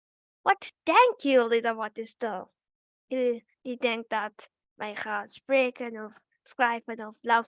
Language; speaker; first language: Dutch; early bilingual, other home language; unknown